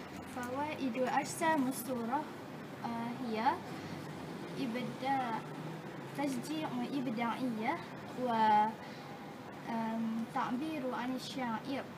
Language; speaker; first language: Arabic; non-native, learner; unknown